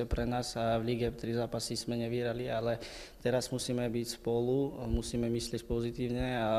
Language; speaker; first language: Slovak; non-native, learner; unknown